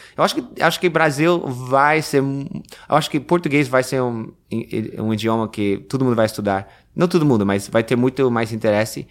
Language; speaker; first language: Portuguese; non-native, fluent; English